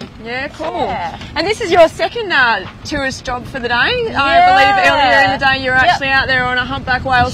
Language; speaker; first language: English; native; English